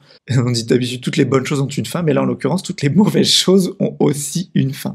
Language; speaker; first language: French; native; French